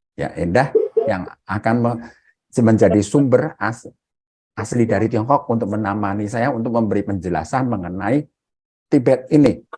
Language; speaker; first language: Indonesian; native; Indonesian